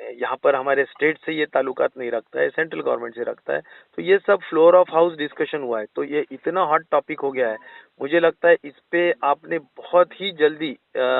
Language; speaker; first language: Hindi; non-native, local second language; Marathi